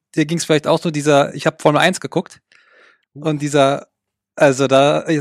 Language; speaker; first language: German; native; German